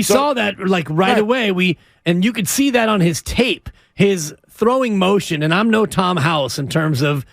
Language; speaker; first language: English; native; English